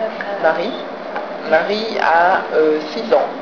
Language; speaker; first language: French; non-native, fluent; English